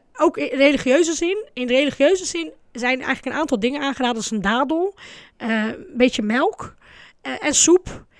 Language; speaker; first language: Dutch; early bilingual, other home language; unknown